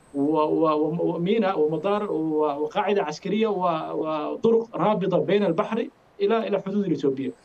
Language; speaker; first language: Arabic; non-native, fluent; Somali